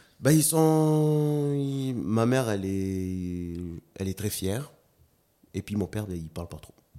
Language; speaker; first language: French; non-native, local second language; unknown